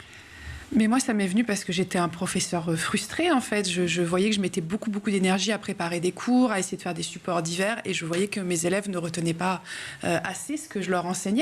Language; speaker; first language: French; native; French